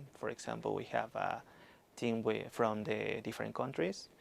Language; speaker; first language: English; non-native, learner; Spanish